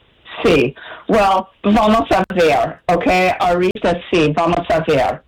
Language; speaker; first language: Spanish; non-native, learner; English